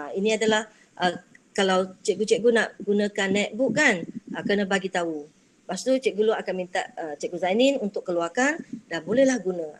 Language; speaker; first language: Malay; non-native, local second language; Chinese